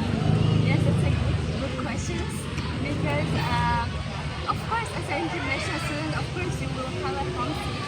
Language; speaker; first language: English; non-native, fluent; Tajik